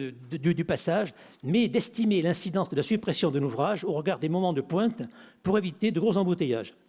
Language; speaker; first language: French; native; French